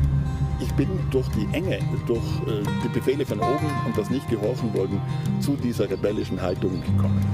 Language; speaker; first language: German; native; German